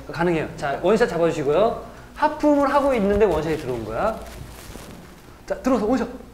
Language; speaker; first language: Korean; native; Korean